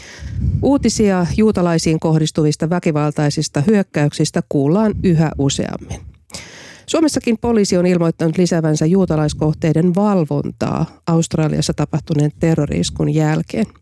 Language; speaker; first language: Finnish; native; Finnish